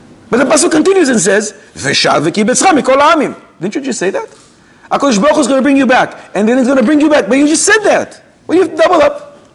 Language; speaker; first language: English; native; English